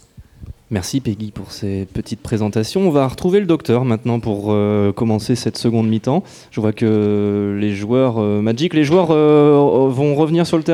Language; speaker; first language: French; native; French